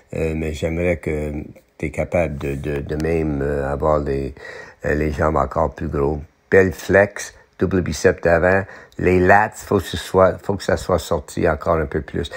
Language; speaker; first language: French; non-native, local second language; English